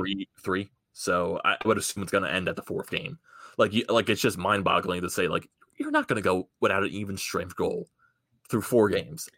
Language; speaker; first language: English; native; English